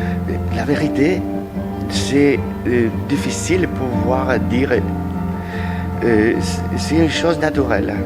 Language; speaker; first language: French; non-native, learner; Spanish